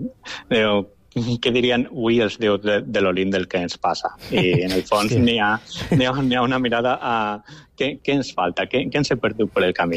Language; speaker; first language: Catalan; non-native, local second language; Spanish